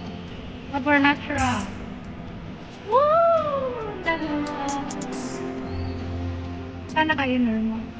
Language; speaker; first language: Filipino; non-native, local second language; Cebuano